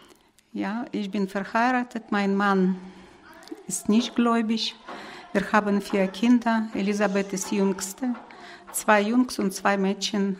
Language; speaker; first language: German; non-native, fluent; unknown